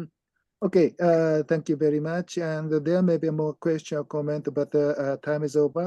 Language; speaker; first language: English; non-native, fluent; Japanese